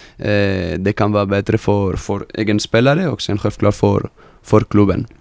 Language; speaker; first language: Swedish; non-native, fluent; Spanish